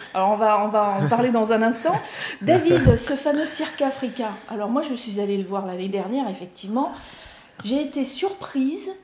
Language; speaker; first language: French; native; French